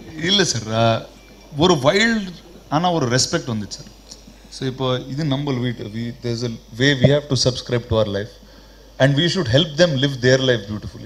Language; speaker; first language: Tamil; non-native, local second language; Telugu